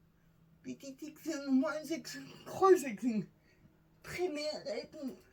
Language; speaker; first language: French; non-native, learner; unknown